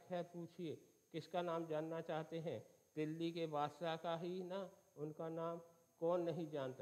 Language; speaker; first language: Hindi; native; Hindi